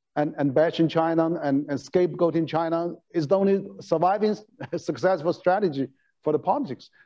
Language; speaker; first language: English; non-native, fluent; Chinese